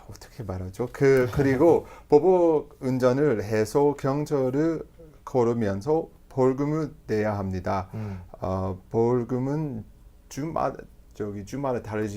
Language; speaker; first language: Korean; non-native, fluent; English